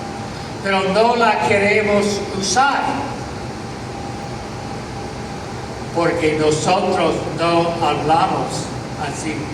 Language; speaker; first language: Spanish; non-native, fluent; English